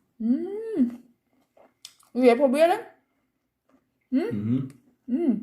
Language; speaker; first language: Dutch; non-native, learner; Thai